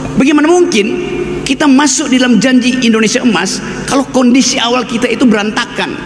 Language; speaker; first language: Indonesian; native; Indonesian